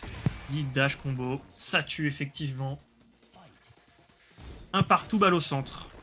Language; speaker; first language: French; native; French